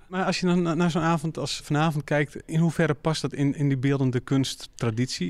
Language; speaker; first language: Dutch; native; Dutch